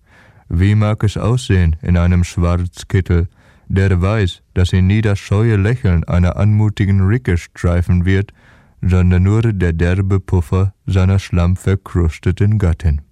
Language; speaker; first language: German; native; German